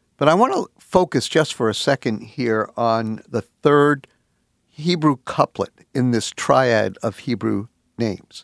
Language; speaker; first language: English; native; English